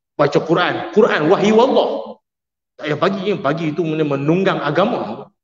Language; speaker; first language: Malay; native; Malay